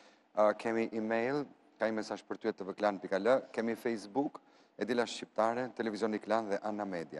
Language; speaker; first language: Albanian; native; Albanian